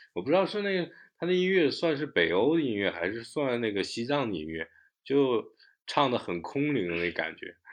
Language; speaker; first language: Chinese; native; Chinese